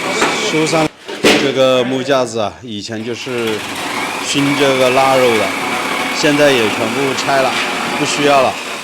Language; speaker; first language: Chinese; native; Chinese